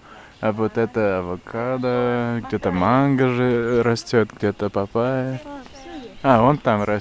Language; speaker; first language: Russian; non-native, fluent; English